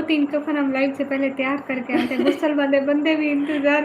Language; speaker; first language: Urdu; non-native, local second language; Punjabi